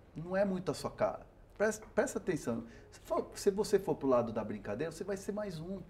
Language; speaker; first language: Portuguese; non-native, local second language; Spanish